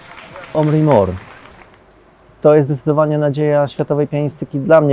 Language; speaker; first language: Polish; native; Polish